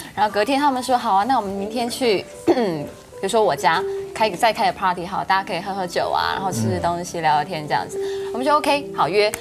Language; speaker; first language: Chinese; early bilingual, heritage; Chinese